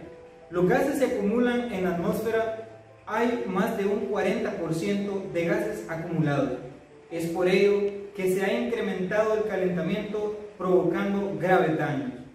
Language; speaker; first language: Spanish; native; Spanish